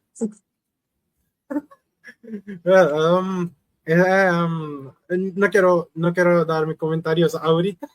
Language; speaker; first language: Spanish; non-native, learner; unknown